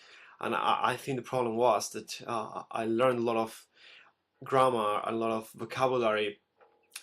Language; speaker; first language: English; non-native, fluent; Spanish